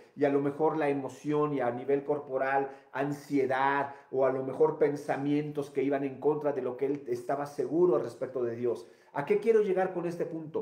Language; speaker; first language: Spanish; native; Spanish